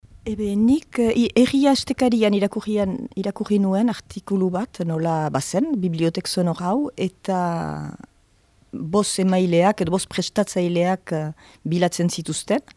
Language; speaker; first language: Basque; native; Basque